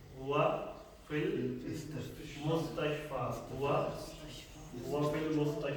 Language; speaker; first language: Arabic; non-native, fluent; Urdu